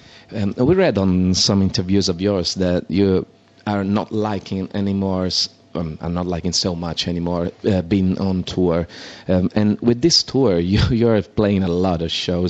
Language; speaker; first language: English; non-native, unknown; Italian